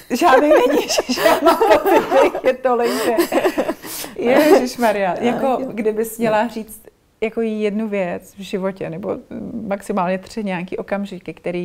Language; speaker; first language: Czech; native; Czech